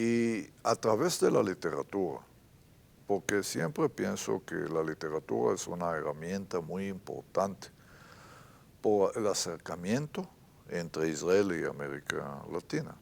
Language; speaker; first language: Spanish; non-native, fluent; Hebrew